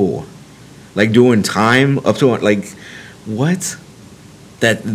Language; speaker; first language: English; native; English